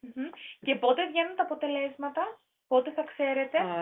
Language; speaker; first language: Greek; non-native, learner; German